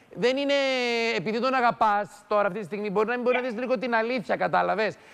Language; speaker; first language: Greek; native; Greek